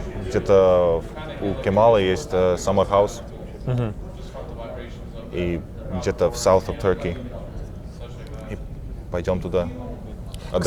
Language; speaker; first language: Russian; early bilingual, heritage; Russian